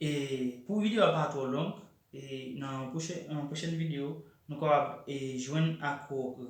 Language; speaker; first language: French; non-native, local second language; Haitian Creole